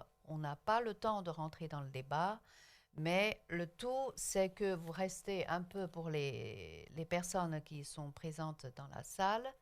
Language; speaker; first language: French; non-native, local second language; Chinese